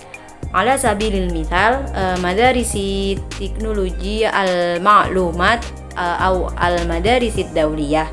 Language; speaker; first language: Arabic; non-native, learner; Indonesian